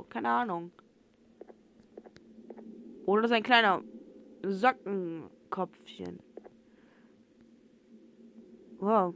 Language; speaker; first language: German; non-native, learner; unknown